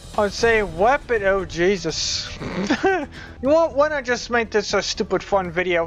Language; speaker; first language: English; native; English